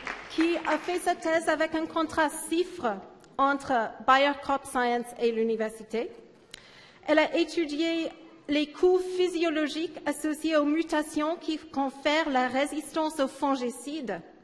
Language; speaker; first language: French; native; French